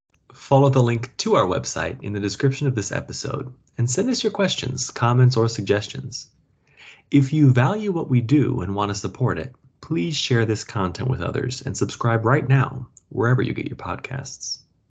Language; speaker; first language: English; native; English